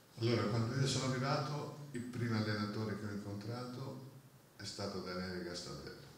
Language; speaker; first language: Italian; native; Italian